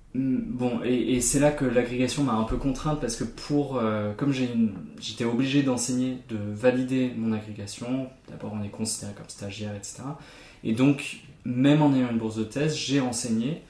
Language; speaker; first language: French; non-native, fluent; German